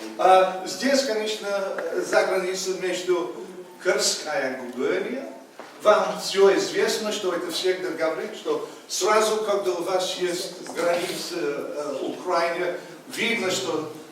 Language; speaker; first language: Russian; non-native, learner; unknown